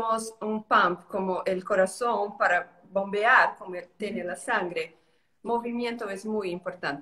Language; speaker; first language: Spanish; non-native, learner; Portuguese